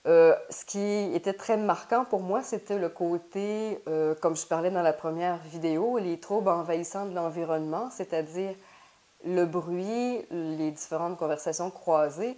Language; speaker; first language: French; native; French